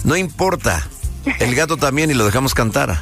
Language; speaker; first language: Spanish; native; Spanish